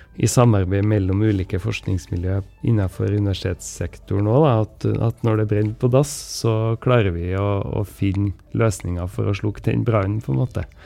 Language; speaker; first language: Norwegian; native; Norwegian